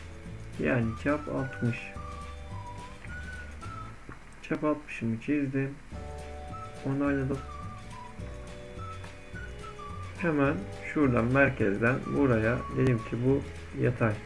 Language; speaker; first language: Turkish; native; Turkish